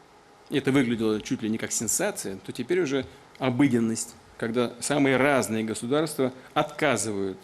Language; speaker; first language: Russian; native; Russian